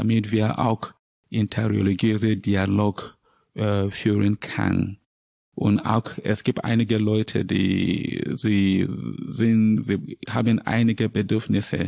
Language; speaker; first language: German; non-native, learner; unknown